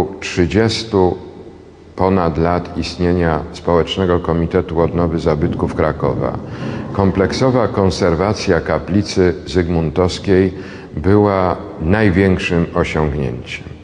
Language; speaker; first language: Polish; native; Polish